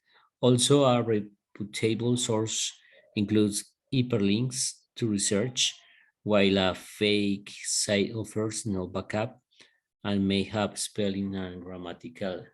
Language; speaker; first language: English; non-native, learner; Spanish